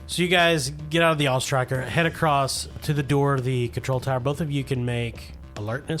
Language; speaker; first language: English; native; English